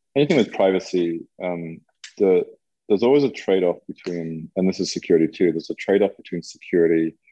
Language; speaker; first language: English; native; English